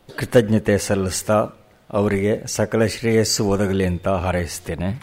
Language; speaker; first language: Kannada; native; Kannada